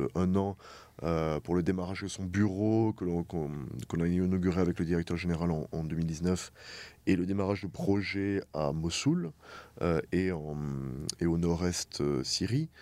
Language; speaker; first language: French; native; French